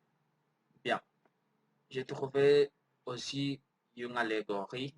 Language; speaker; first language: French; non-native, learner; Spanish